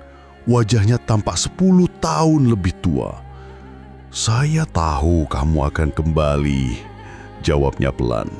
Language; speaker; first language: Indonesian; native; Indonesian